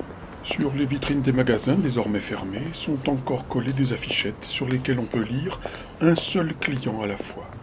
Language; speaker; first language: French; native; French